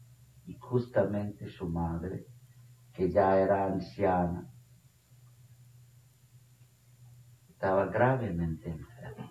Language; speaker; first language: Spanish; non-native, fluent; Bangla